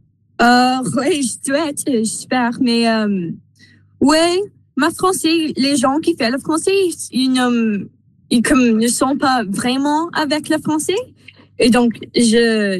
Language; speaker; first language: French; non-native, local second language; English